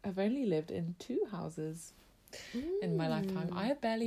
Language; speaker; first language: English; native; English